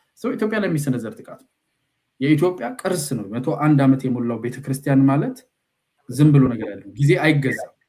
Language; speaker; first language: Amharic; non-native, local second language; Oromo